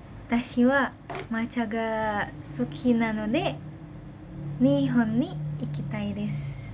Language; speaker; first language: Japanese; non-native, learner; Indonesian